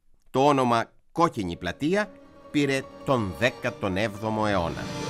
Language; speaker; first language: Greek; native; Greek